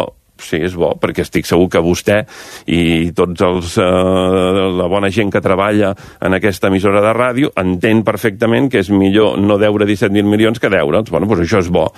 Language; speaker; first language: Catalan; native; Catalan